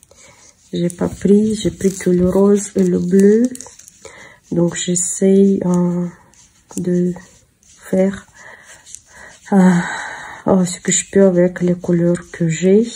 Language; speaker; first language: French; non-native, fluent; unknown